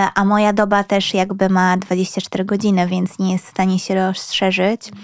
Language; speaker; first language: Polish; early bilingual, heritage; Polish